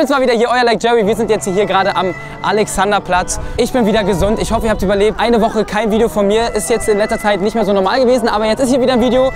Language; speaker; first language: German; native; German